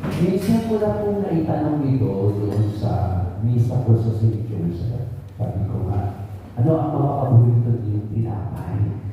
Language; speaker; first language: Filipino; non-native, local second language; Cebuano